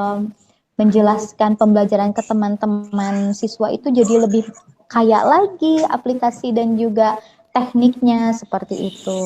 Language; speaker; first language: Indonesian; native; Indonesian